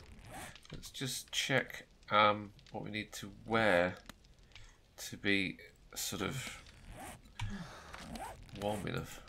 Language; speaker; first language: English; native; English